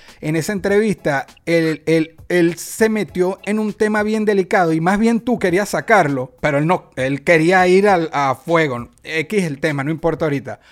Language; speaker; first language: Spanish; native; Spanish